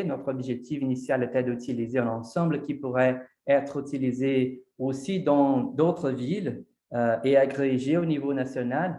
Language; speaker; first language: French; non-native, fluent; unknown